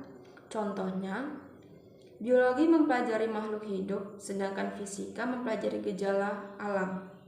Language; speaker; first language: Indonesian; native; Indonesian